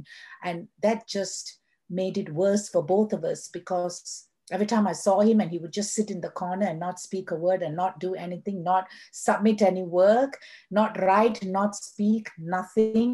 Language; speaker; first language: English; non-native, local second language; Tamil